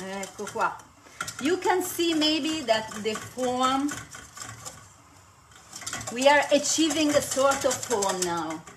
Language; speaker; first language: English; non-native, fluent; Italian